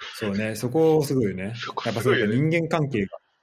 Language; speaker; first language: Japanese; native; Japanese